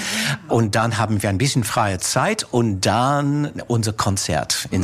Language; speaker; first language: German; non-native, fluent; English